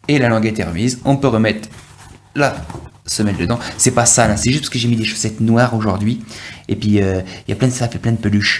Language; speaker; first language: French; native; French